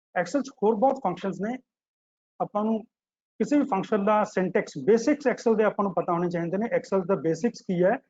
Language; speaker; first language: Hindi; non-native, local second language; Punjabi